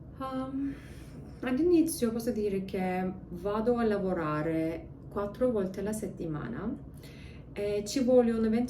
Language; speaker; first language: Italian; non-native, learner; English